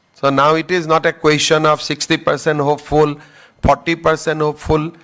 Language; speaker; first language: English; non-native, local second language; Assamese